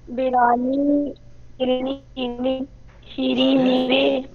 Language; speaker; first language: Persian; non-native, learner; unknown